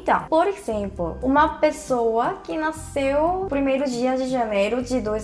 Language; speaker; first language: Portuguese; non-native, fluent; Korean